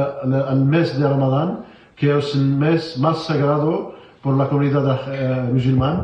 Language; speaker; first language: Spanish; non-native, fluent; Arabic